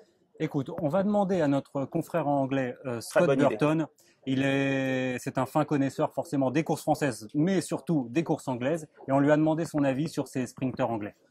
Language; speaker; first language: French; native; French